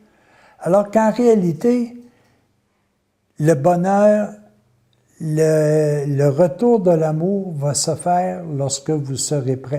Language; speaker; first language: French; native; French